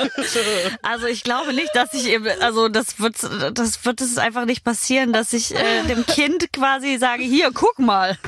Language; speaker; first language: German; native; German